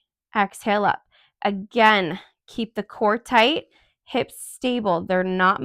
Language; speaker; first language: English; native; English